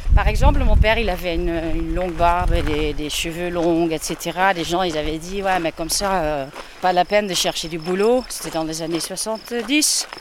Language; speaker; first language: French; non-native, fluent; Dutch